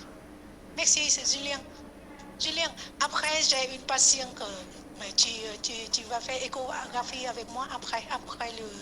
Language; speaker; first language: French; non-native, learner; Vietnamese